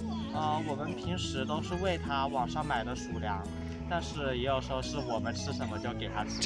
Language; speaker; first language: Chinese; native; Chinese